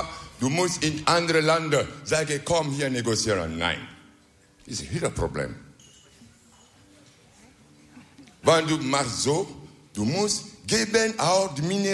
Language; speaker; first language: Dutch; non-native, learner; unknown